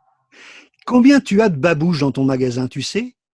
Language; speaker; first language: French; native; French